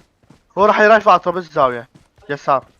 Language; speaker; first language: Arabic; native; Arabic